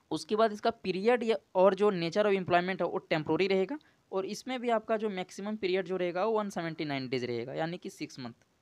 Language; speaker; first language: Hindi; native; Hindi